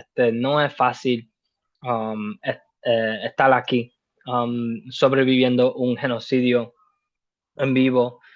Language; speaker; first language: Spanish; early bilingual, heritage; Spanish